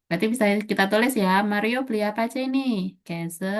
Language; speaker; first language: Indonesian; native; Indonesian